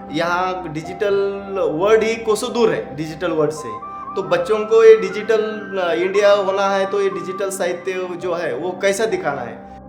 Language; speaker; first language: Hindi; non-native, local second language; Marathi